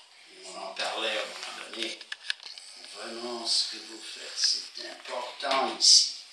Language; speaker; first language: French; non-native, fluent; English